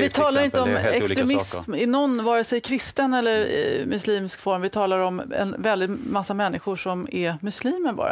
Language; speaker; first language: Swedish; native; Swedish